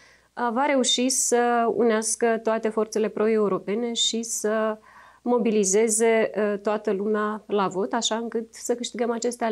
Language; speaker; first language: Romanian; native; Romanian